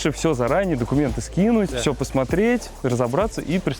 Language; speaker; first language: Russian; native; Russian